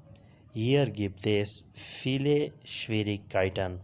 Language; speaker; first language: German; non-native, learner; Urdu